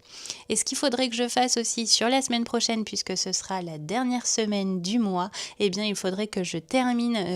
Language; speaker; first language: French; native; French